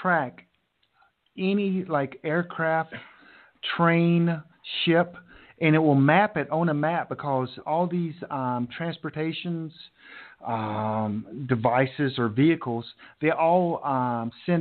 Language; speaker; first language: English; native; English